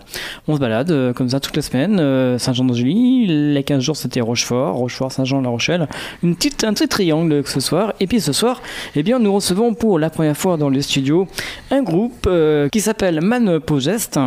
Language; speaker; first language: French; native; French